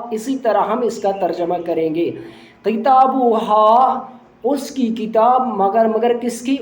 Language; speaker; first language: Urdu; non-native, local second language; Punjabi